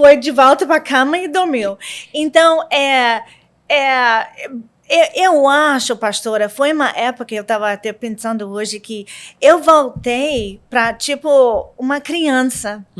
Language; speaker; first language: Portuguese; non-native, learner; English